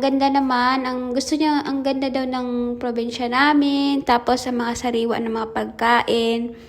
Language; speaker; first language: Filipino; non-native, local second language; Hiligaynon